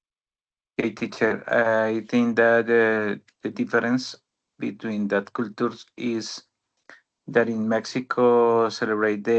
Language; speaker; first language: English; non-native, learner; Spanish